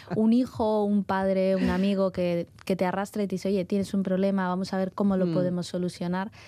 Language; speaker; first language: Spanish; native; Spanish